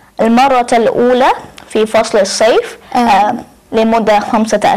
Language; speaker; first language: Arabic; non-native, learner; English